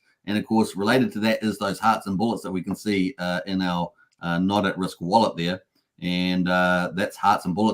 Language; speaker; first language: English; native; English